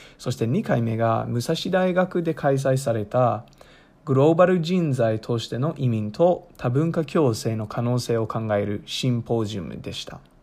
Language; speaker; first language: Japanese; non-native, fluent; English